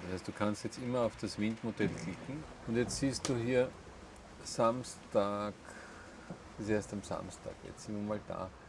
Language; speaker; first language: German; native; German